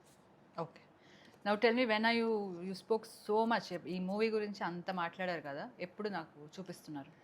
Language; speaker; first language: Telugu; non-native, local second language; Kannada